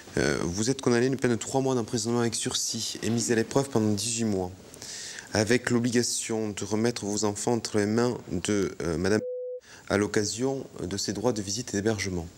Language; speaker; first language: French; native; French